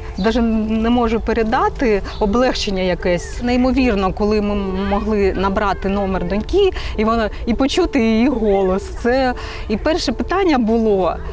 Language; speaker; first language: Ukrainian; non-native, local second language; Russian